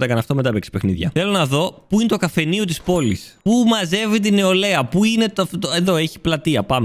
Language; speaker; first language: Greek; native; Greek